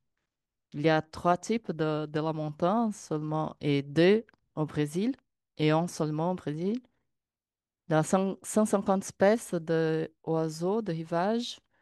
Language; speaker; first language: French; non-native, learner; Portuguese